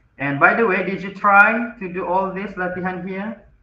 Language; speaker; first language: English; non-native, local second language; Malay